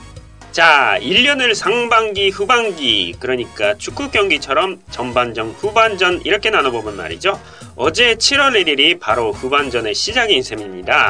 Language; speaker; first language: Korean; non-native, fluent; Japanese